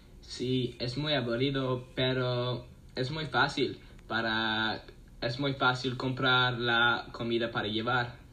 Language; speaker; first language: Spanish; non-native, learner; English